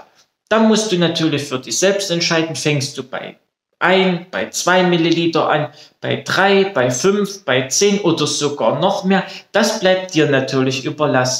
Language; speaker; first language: German; native; German